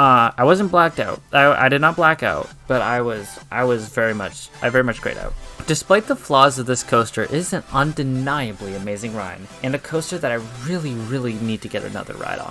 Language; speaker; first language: English; native; English